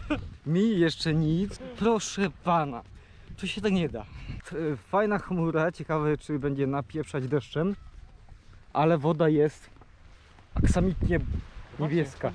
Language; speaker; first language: Polish; native; Polish